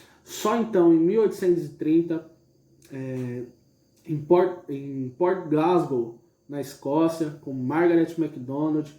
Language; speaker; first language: Portuguese; native; Portuguese